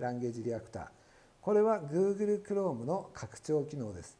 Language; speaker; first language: Japanese; native; Japanese